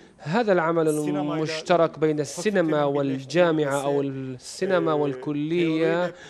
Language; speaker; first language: Arabic; non-native, fluent; Turkish